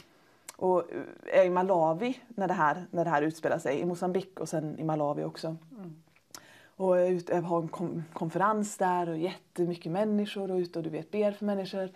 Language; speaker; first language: Swedish; native; Swedish